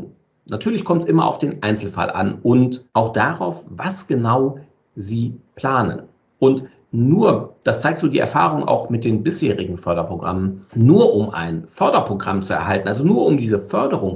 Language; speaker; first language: German; native; German